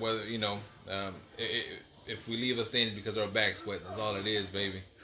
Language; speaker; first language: English; early bilingual, other home language; Spanish